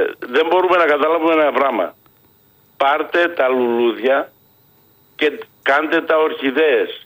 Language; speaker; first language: Greek; early bilingual, heritage; Greek